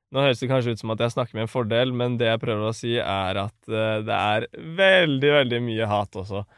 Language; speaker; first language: Norwegian; native; Norwegian